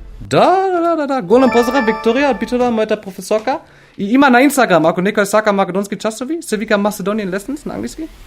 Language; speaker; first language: Macedonian; non-native, learner; German